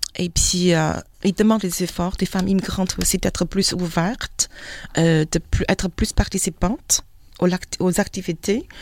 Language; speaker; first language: French; non-native, fluent; Chinese